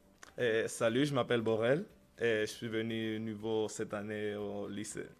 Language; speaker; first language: French; non-native, learner; Spanish